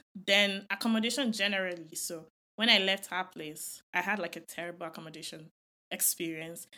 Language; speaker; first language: English; non-native, local second language; Yoruba